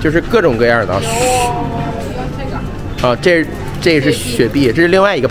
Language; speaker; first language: Chinese; native; Chinese